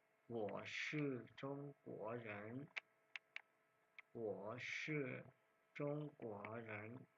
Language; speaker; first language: Chinese; non-native, fluent; Hmong